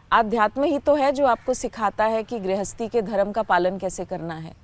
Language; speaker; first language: Hindi; native; Hindi